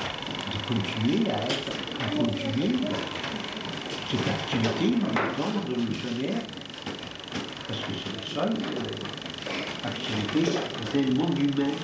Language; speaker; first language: French; non-native, fluent; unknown